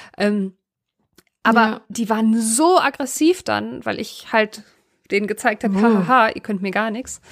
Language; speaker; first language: German; native; German